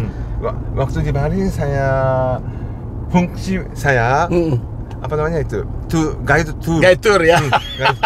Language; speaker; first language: Indonesian; non-native, fluent; Japanese